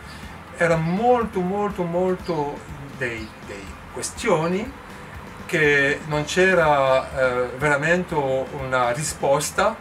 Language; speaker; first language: Italian; non-native, learner; French